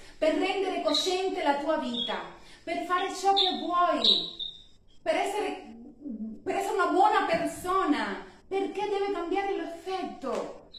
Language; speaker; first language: Italian; non-native, fluent; Spanish